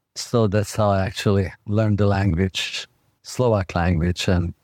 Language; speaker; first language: English; non-native, fluent; Slovak